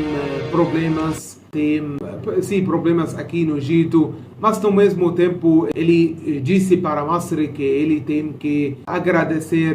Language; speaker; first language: Portuguese; non-native, fluent; Arabic